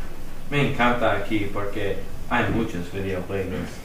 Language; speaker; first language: Spanish; non-native, learner; English